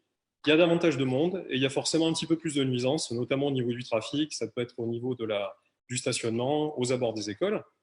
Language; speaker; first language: French; native; French